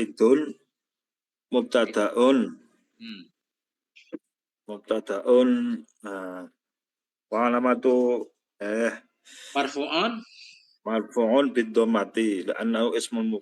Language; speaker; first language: Arabic; non-native, learner; Indonesian